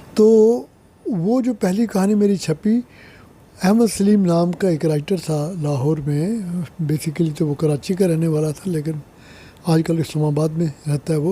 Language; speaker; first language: Hindi; non-native, local second language; Punjabi